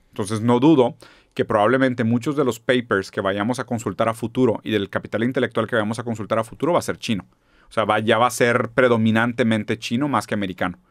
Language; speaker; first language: Spanish; non-native, fluent; German